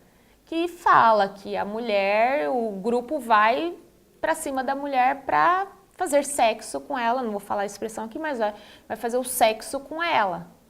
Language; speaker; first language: Portuguese; native; Portuguese